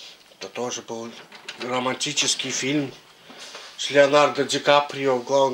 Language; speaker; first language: Russian; native; Russian